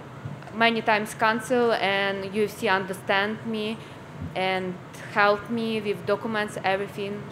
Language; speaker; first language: English; non-native, learner; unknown